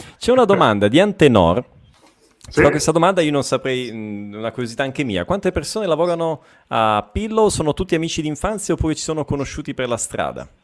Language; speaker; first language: Italian; native; Italian